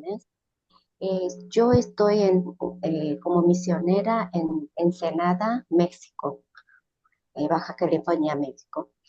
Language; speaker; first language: Spanish; non-native, learner; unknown